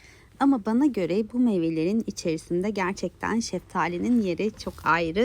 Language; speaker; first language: Turkish; native; Turkish